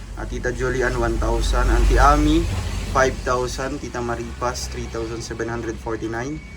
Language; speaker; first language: Filipino; non-native, local second language; Cebuano